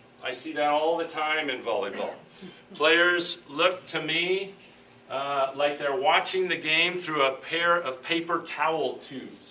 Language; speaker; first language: English; native; English